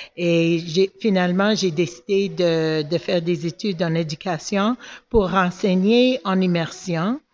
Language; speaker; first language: French; non-native, local second language; English